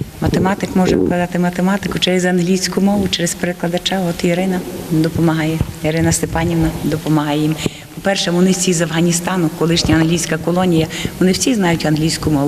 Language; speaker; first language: Ukrainian; native; Ukrainian